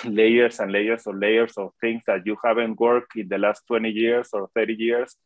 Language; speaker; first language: English; non-native, fluent; Spanish